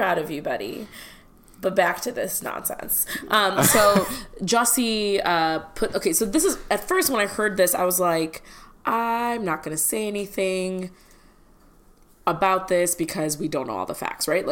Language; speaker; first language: English; early bilingual, other home language; Malayalam